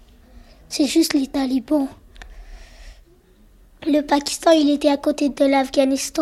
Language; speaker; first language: French; early bilingual, other home language; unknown